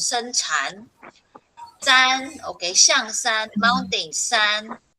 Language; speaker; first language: English; non-native, local second language; Filipino